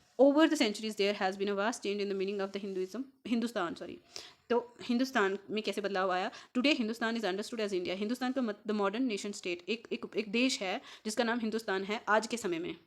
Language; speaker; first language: Hindi; native; Hindi